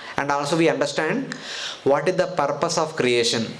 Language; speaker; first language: English; non-native, local second language; Telugu